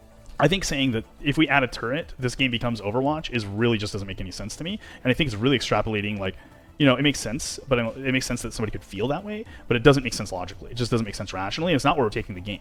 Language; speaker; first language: English; native; English